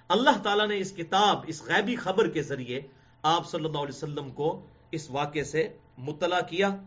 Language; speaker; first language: Urdu; non-native, local second language; Punjabi